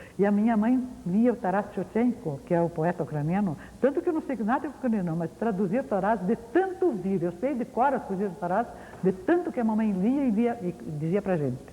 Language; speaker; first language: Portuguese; early bilingual, other home language; Ukrainian